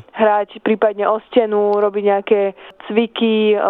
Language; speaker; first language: Slovak; early bilingual, heritage; Slovak